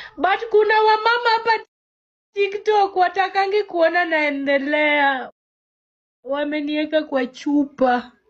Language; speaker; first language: Swahili; native; Swahili